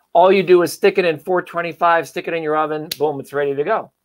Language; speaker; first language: English; native; English